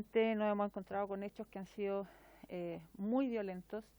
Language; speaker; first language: Spanish; native; Spanish